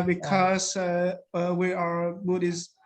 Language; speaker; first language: English; non-native, learner; Khmer